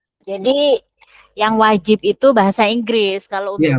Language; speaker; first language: Indonesian; native; Indonesian